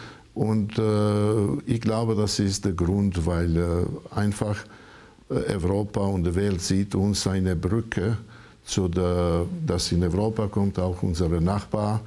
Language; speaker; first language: German; non-native, learner; Croatian